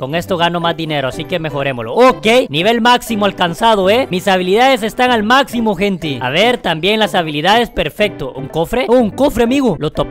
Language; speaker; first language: Spanish; native; Spanish